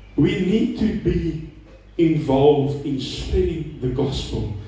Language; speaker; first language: English; non-native, local second language; Afrikaans